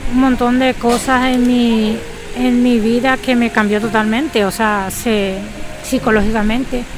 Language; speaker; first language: Spanish; native; Spanish